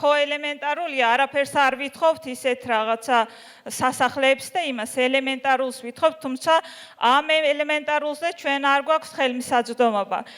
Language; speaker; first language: Georgian; non-native, local second language; Azerbaijani